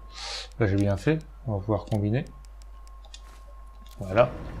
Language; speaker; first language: French; native; French